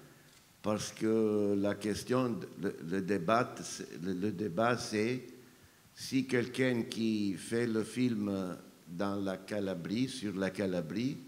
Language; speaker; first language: French; non-native, fluent; Italian